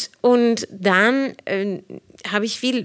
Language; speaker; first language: German; non-native, fluent; Spanish